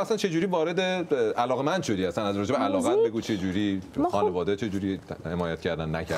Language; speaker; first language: Persian; native; Persian